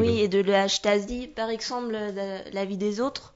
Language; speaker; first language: French; non-native, fluent; German